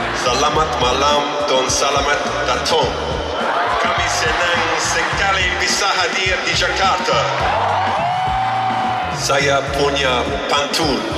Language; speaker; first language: Indonesian; non-native, learner; English